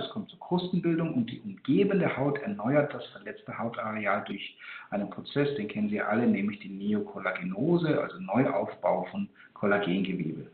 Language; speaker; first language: German; native; German